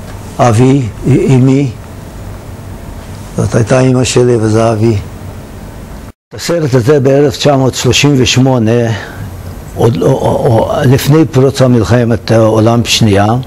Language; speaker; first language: Hebrew; non-native, fluent; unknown